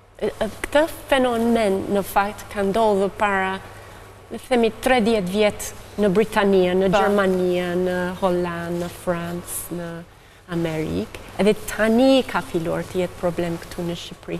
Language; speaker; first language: Albanian; non-native, fluent; English